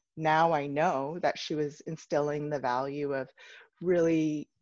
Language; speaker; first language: English; native; English